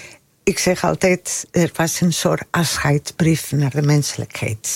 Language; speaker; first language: Dutch; non-native, fluent; Spanish